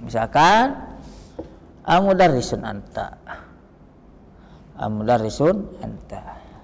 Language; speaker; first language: Arabic; non-native, fluent; Indonesian